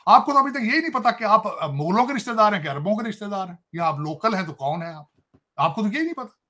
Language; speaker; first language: Urdu; non-native, local second language; Punjabi